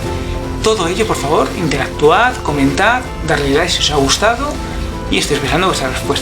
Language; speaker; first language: Spanish; native; Spanish